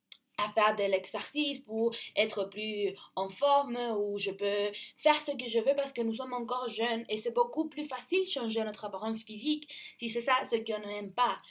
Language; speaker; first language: French; non-native, learner; Spanish